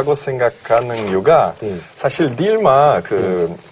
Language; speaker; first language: Korean; non-native, fluent; Portuguese